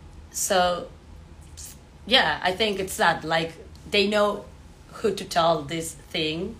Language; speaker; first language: English; non-native, fluent; Spanish